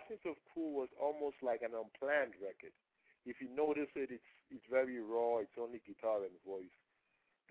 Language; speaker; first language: English; non-native, local second language; Yoruba